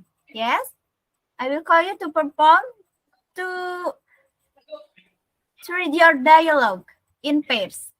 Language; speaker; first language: English; non-native, learner; Indonesian